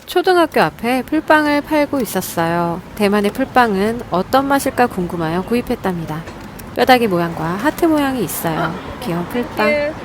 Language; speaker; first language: Korean; native; Korean